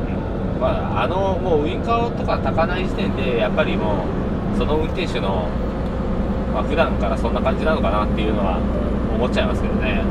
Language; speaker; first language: Japanese; native; Japanese